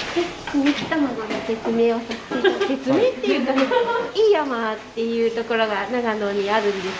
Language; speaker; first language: Japanese; native; Japanese